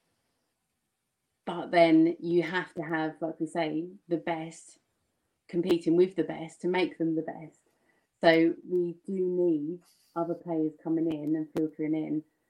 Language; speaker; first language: English; native; English